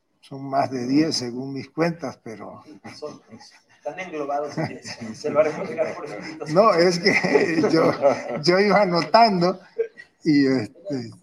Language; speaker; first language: Spanish; native; Spanish